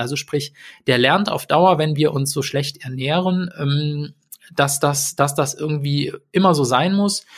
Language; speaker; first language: German; native; German